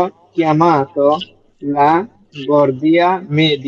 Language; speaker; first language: Italian; non-native, learner; Bangla